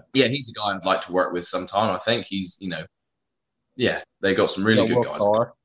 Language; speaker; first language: English; native; English